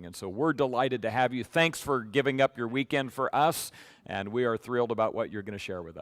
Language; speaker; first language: English; native; English